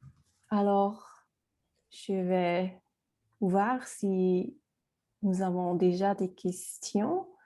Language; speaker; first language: French; non-native, fluent; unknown